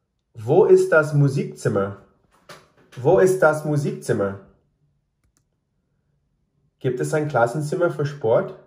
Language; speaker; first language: German; non-native, fluent; English